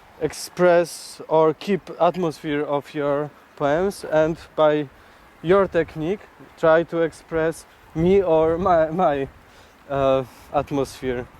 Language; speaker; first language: English; non-native, fluent; Polish